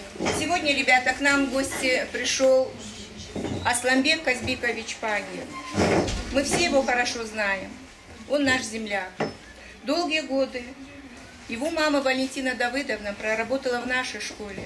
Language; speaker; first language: Russian; native; Russian